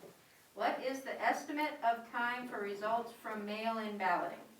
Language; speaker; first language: English; native; English